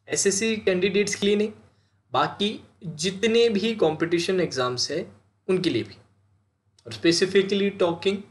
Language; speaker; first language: Hindi; native; Hindi